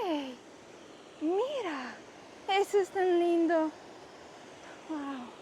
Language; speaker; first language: Spanish; non-native, learner; Polish